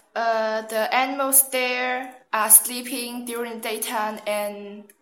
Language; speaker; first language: English; non-native, fluent; Chinese